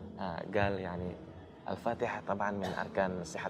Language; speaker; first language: Arabic; non-native, learner; Indonesian